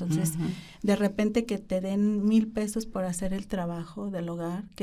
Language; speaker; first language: Spanish; native; Spanish